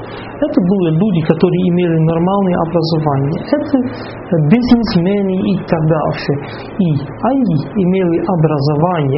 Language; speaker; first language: Russian; non-native, fluent; Dutch